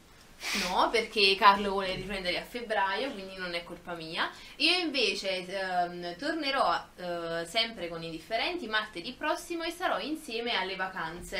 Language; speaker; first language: Italian; native; Italian